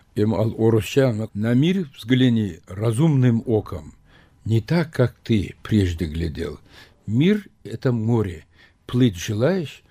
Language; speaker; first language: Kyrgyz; non-native, local second language; Tajik